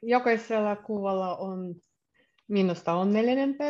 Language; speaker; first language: Finnish; non-native, learner; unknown